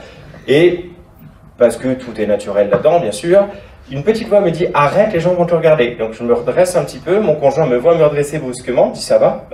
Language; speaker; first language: French; native; French